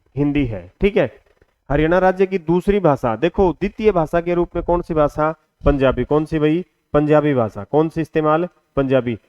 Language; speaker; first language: Hindi; native; Hindi